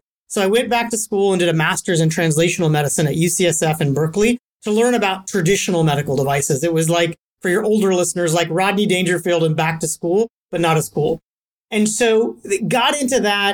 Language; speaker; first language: English; native; English